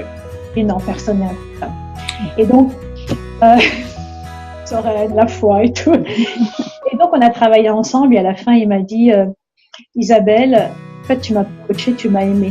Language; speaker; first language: French; native; French